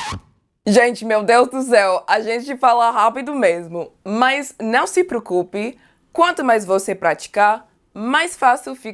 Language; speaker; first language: Portuguese; non-native, fluent; English